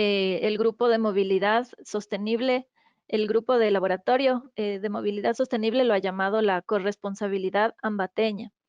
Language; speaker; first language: Spanish; native; Spanish